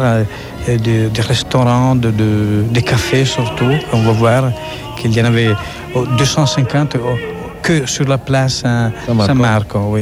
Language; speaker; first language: French; non-native, fluent; Italian